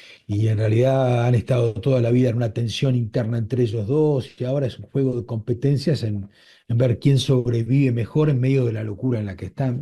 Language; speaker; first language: Spanish; native; Spanish